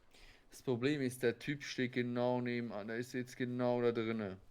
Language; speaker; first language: German; native; German